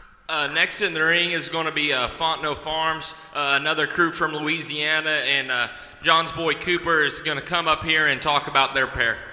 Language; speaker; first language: English; native; English